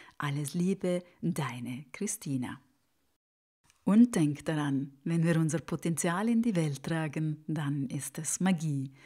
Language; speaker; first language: German; native; German